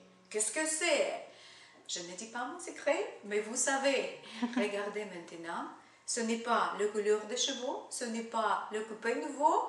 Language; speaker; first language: French; non-native, learner; Russian